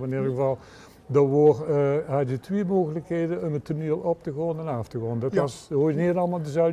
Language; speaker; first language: Dutch; native; Dutch